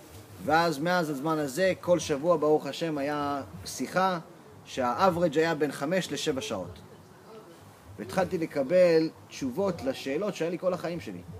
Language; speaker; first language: Hebrew; early bilingual, heritage; English